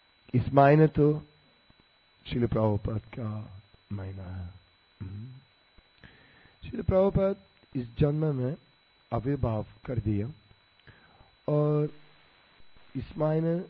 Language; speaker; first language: Hindi; non-native, fluent; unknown